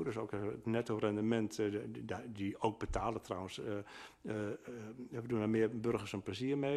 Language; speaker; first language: Dutch; native; Dutch